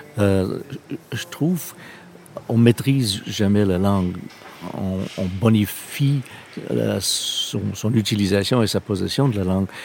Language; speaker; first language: French; non-native, local second language; English